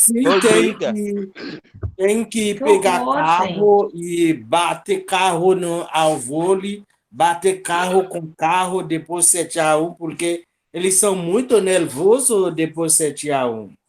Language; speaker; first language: Portuguese; non-native, local second language; Haitian Creole